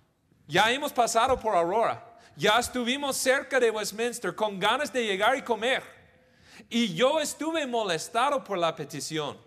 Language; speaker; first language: Spanish; non-native, fluent; English